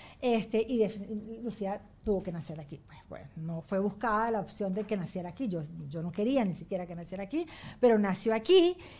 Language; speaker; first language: Spanish; native; Spanish